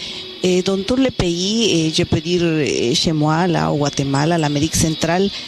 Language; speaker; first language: French; non-native, fluent; Spanish